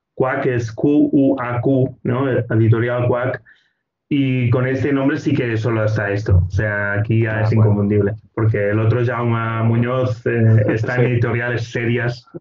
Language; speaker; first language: Spanish; non-native, local second language; Catalan